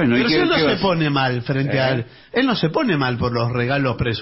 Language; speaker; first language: Spanish; native; Spanish